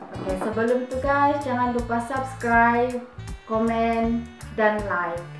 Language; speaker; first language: Malay; native; Malay